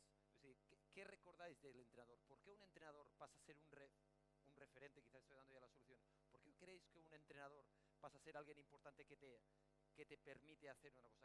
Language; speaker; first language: Spanish; native; Spanish